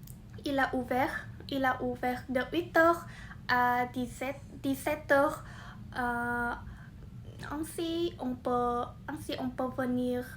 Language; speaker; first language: French; non-native, learner; Vietnamese